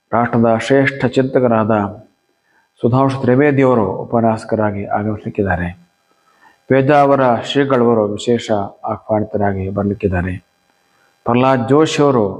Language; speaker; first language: Kannada; native; Kannada